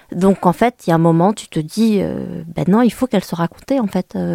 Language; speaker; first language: French; early bilingual, other home language; Vietnamese